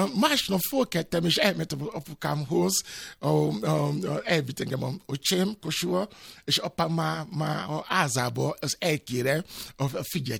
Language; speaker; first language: Hungarian; non-native, fluent; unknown